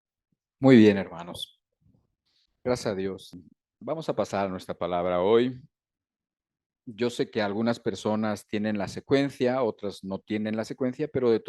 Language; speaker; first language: Spanish; native; Spanish